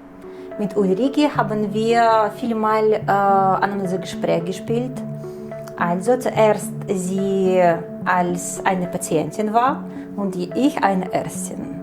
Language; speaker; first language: German; non-native, learner; Ukrainian